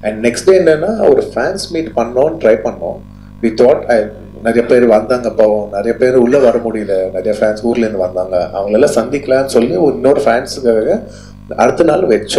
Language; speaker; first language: Tamil; non-native, local second language; Telugu